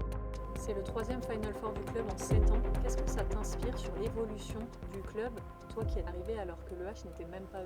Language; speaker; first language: French; native; French